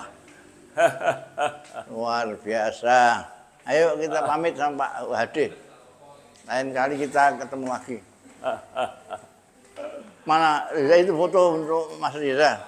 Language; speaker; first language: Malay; non-native, local second language; Javanese